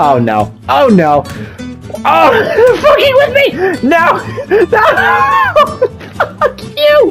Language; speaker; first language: English; native; English